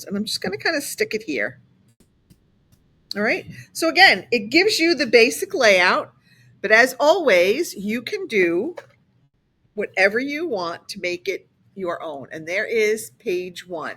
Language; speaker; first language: English; native; English